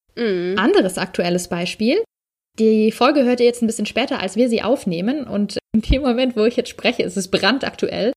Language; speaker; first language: German; native; German